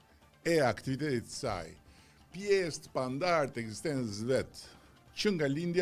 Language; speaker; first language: Albanian; native; Albanian